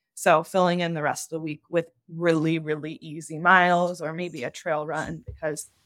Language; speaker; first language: English; native; English